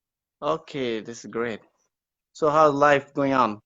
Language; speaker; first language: English; non-native, learner; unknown